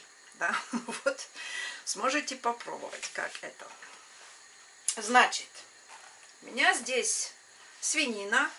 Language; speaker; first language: Russian; non-native, local second language; Latvian